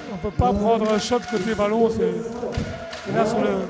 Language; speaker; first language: French; native; French